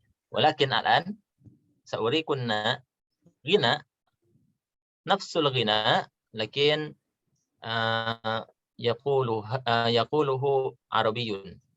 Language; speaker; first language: Arabic; non-native, fluent; Indonesian